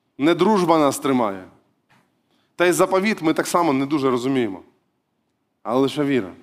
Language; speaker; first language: Ukrainian; non-native, local second language; Russian